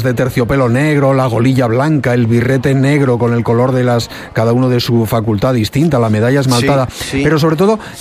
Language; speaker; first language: Spanish; native; Spanish